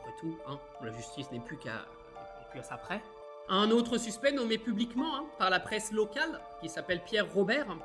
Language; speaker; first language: French; native; French